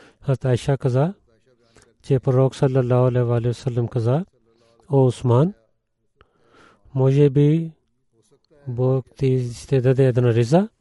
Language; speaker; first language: Bulgarian; non-native, learner; Urdu